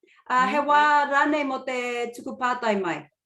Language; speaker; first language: Māori; non-native, local second language; English